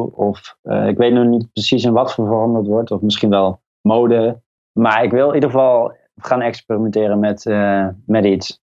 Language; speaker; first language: Dutch; native; Dutch